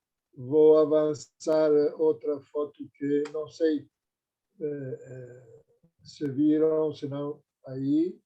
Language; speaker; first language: Portuguese; non-native, fluent; Persian